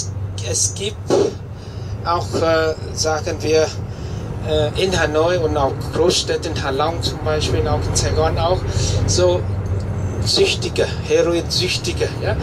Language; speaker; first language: German; non-native, fluent; Vietnamese